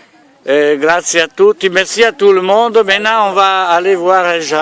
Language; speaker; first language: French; non-native, fluent; Italian